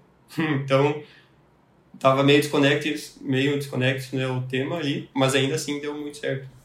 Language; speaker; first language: Portuguese; native; Portuguese